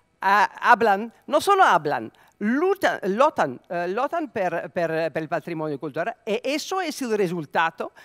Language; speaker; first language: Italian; non-native, learner; Serbian